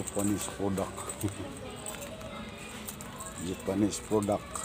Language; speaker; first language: English; non-native, local second language; Filipino